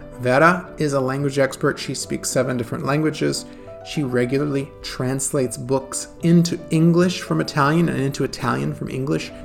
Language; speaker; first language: English; native; English